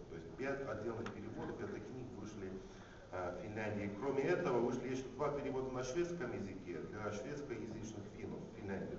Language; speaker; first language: Russian; non-native, fluent; Finnish